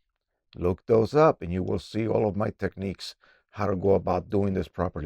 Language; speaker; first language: English; native; English